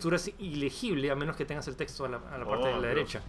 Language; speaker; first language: Spanish; native; Spanish